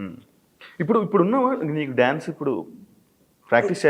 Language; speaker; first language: Telugu; native; Telugu